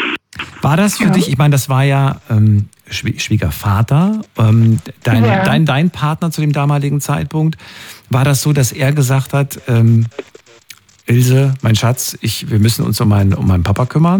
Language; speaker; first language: German; native; German